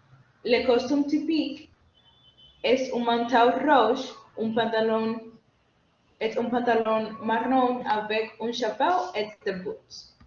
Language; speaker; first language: French; non-native, learner; Spanish